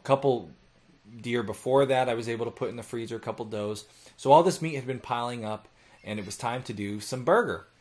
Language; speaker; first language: English; native; English